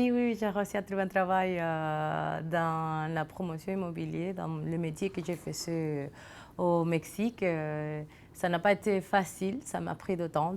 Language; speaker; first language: French; non-native, fluent; Spanish